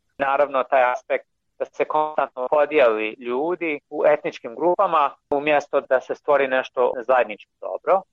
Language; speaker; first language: Croatian; non-native, fluent; English